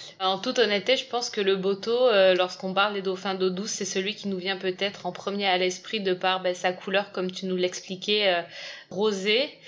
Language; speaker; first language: French; native; French